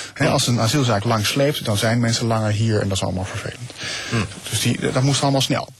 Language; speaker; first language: Dutch; native; Dutch